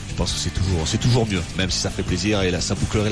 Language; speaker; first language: French; native; French